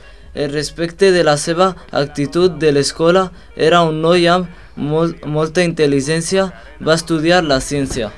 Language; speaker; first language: Catalan; non-native, learner; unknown